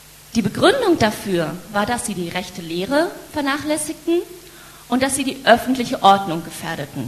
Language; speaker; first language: German; native; German